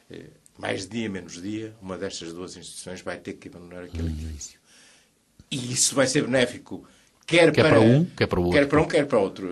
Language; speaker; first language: Portuguese; native; Portuguese